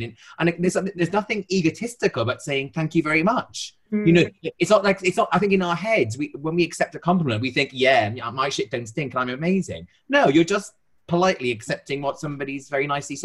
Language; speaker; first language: English; native; English